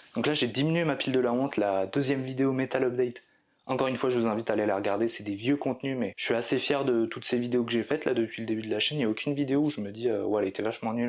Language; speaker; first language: French; native; French